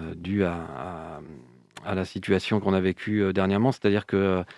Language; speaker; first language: French; native; French